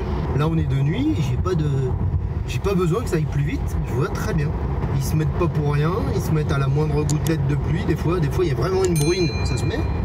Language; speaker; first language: French; native; French